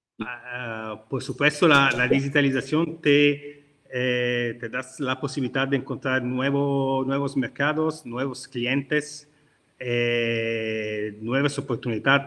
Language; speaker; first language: Spanish; non-native, learner; Italian